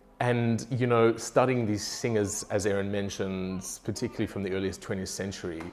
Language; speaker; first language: English; native; English